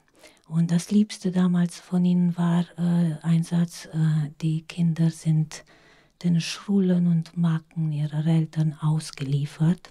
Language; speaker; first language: German; non-native, fluent; Romanian